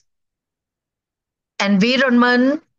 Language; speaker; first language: English; non-native, learner; Vietnamese